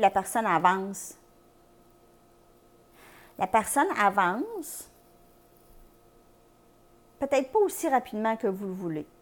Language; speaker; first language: French; native; French